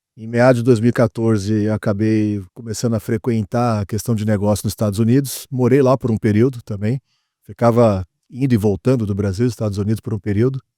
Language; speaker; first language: Portuguese; native; Portuguese